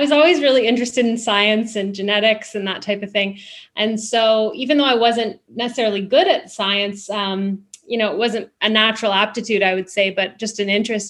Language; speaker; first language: English; native; English